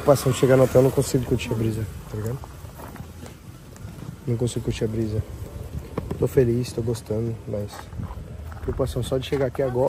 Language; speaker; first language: Portuguese; native; Portuguese